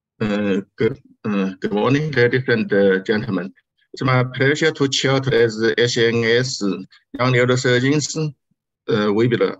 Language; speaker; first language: English; non-native, learner; Chinese